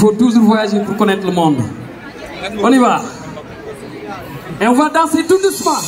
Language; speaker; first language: French; non-native, local second language; Wolof